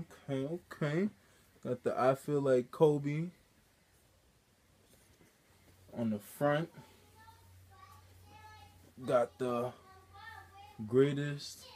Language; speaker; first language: English; native; English